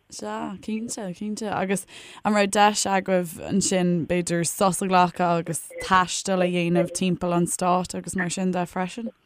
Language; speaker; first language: Irish; native; Irish